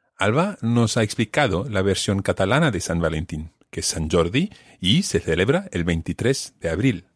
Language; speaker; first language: Spanish; non-native, fluent; English